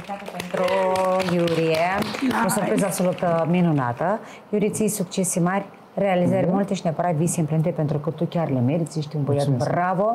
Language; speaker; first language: Romanian; native; Romanian